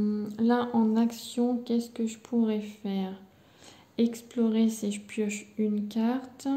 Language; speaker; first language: French; native; French